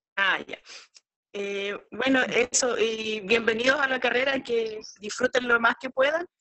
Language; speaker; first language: Spanish; native; Spanish